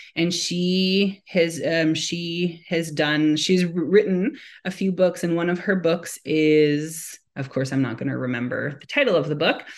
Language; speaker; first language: English; native; English